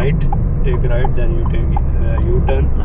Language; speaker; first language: English; non-native, learner; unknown